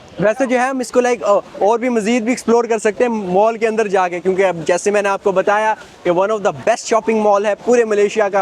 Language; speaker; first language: Urdu; native; Urdu